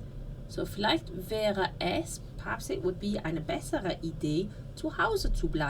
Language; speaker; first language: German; non-native, fluent; English